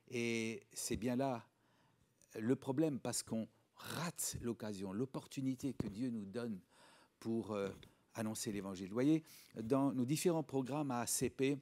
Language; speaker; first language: French; native; French